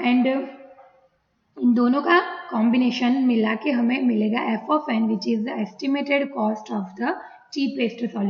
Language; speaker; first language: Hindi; non-native, local second language; Gujarati